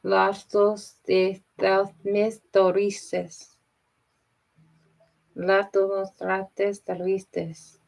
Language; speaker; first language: Spanish; non-native, learner; English